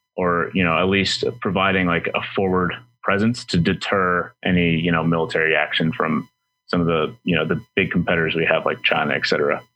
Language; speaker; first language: English; native; English